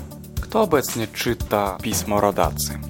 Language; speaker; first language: Polish; non-native, fluent; Russian